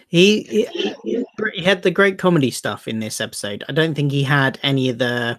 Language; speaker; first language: English; native; English